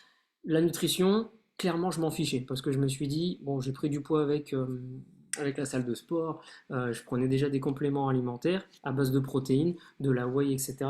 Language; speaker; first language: French; native; French